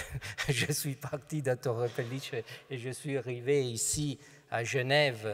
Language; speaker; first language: French; non-native, fluent; Italian